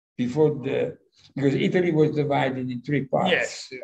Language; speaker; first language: English; non-native, fluent; Italian